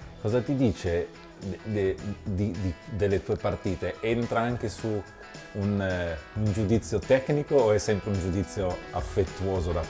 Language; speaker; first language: Italian; native; Italian